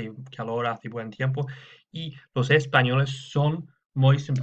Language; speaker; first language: Spanish; non-native, fluent; English